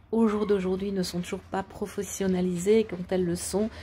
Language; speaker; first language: French; native; French